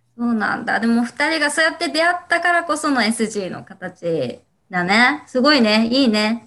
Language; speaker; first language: Japanese; native; Japanese